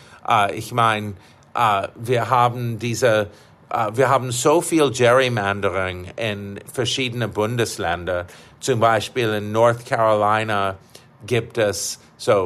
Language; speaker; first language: German; non-native, fluent; English